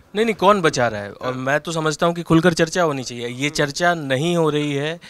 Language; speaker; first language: Hindi; native; Hindi